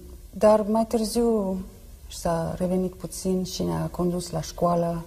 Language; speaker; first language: Romanian; non-native, fluent; French